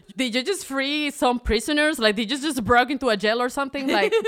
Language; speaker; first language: English; non-native, fluent; Spanish